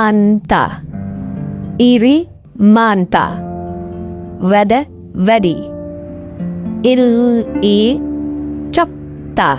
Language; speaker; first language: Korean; non-native, fluent; Sinhala